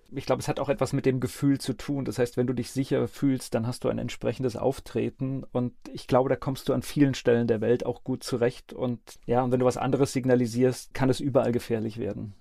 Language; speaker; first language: German; native; German